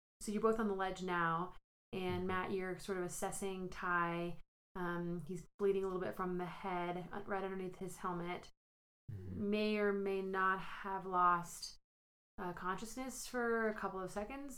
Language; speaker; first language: English; native; English